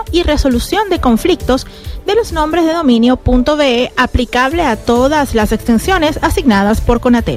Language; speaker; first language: Spanish; native; Spanish